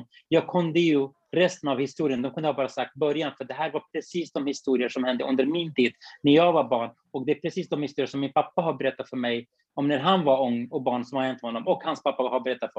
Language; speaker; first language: Swedish; non-native, fluent; Kurdish